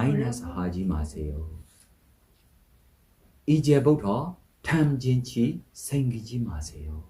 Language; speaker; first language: Korean; non-native, fluent; Burmese